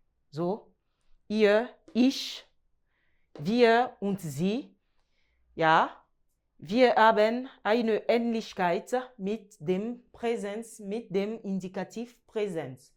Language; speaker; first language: German; non-native, fluent; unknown